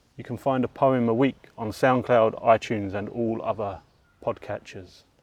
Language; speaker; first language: English; native; English